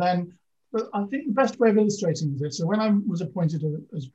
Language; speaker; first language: English; native; English